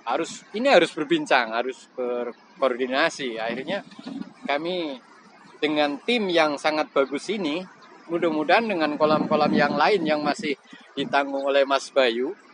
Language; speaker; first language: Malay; non-native, local second language; Javanese